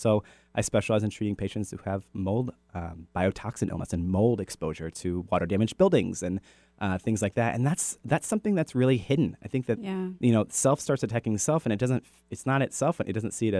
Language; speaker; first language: English; native; English